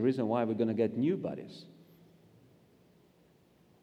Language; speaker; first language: English; non-native, fluent; Russian